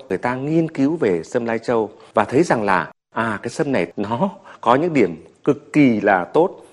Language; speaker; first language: Vietnamese; native; Vietnamese